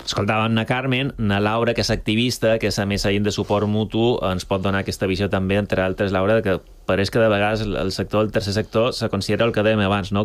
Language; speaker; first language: Catalan; native; Catalan